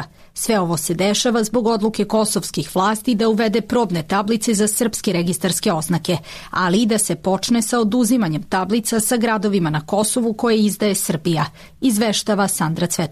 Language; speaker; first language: Serbian; native; Serbian